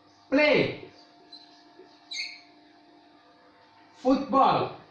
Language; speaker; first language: English; non-native, fluent; Indonesian